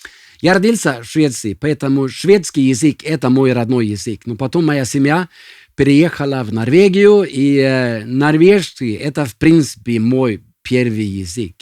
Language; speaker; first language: Russian; non-native, fluent; Swedish